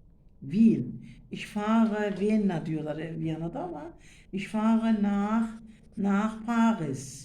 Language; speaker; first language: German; non-native, fluent; Turkish